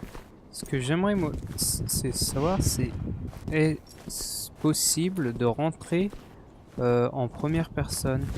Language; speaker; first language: French; native; French